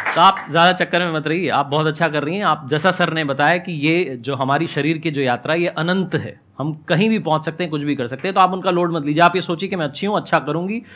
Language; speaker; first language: Hindi; native; Hindi